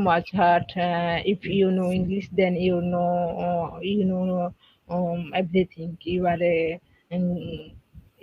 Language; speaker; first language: English; non-native, learner; Odia